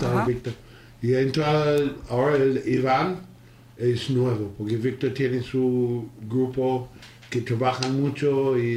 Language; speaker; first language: Spanish; non-native, learner; English